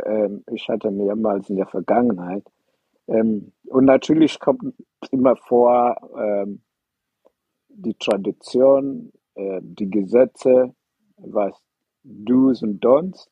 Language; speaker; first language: German; non-native, fluent; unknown